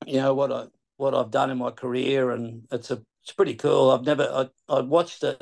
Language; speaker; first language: English; native; English